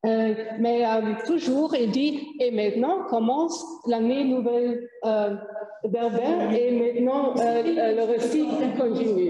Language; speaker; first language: French; non-native, fluent; German